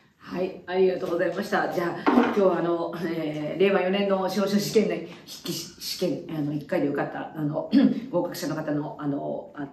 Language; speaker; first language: Japanese; native; Japanese